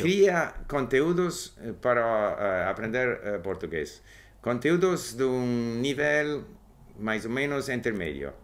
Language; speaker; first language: Portuguese; non-native, learner; English